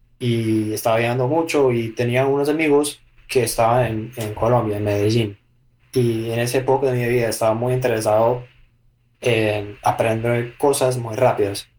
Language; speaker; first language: Spanish; non-native, fluent; English